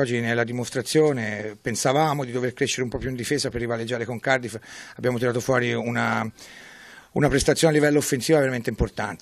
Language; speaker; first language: Italian; native; Italian